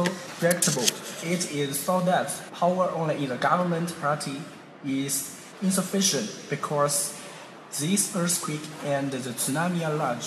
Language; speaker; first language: English; non-native, learner; Chinese